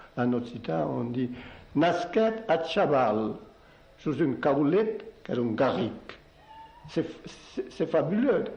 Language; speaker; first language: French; non-native, local second language; Occitan